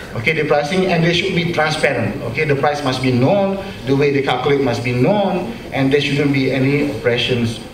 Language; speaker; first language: English; non-native, local second language; Malay